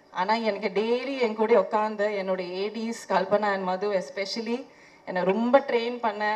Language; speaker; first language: Tamil; non-native, fluent; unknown